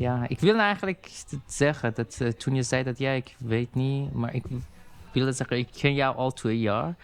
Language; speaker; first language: Dutch; non-native, learner; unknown